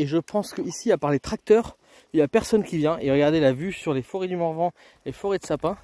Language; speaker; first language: French; native; French